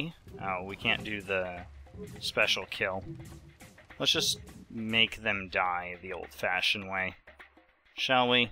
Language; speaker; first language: English; native; English